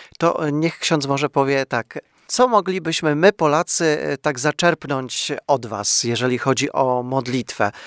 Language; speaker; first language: Polish; native; Polish